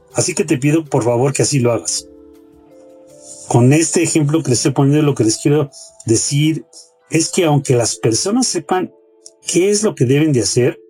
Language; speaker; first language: Spanish; native; Spanish